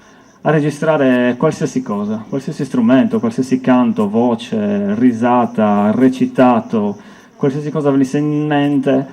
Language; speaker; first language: Italian; native; Italian